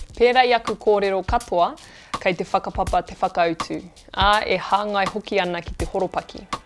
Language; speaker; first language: Māori; native; Māori